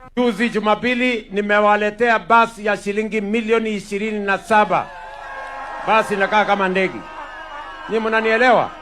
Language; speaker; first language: Swahili; non-native, local second language; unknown